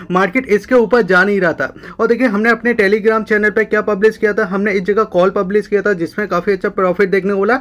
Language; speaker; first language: Hindi; native; Hindi